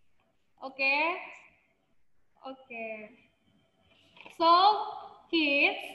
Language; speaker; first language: English; non-native, learner; Indonesian